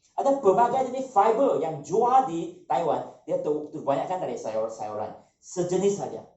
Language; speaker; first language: Malay; non-native, local second language; Chinese